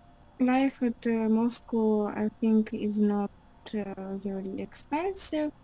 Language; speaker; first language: English; non-native, learner; Russian